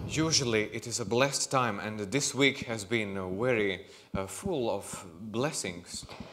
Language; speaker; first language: English; non-native, fluent; Latvian